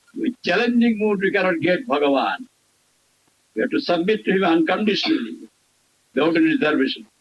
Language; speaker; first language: English; non-native, local second language; Hindi